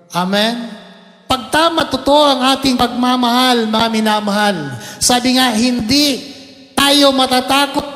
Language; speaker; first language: Filipino; non-native, local second language; Cebuano